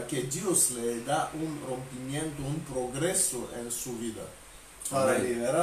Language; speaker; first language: Spanish; non-native, fluent; Bulgarian